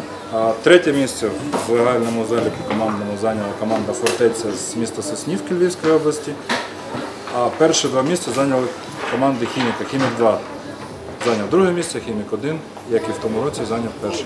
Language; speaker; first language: Ukrainian; native; Ukrainian